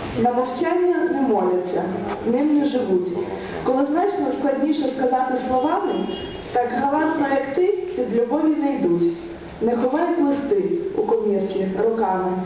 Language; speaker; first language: Ukrainian; native; Ukrainian